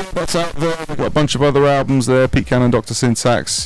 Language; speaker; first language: English; native; English